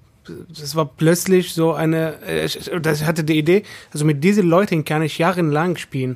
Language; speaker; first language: German; non-native, fluent; Arabic